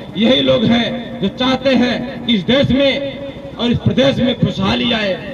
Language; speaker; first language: Hindi; native; Hindi